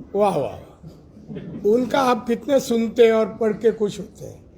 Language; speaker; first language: Hindi; non-native, local second language; Marathi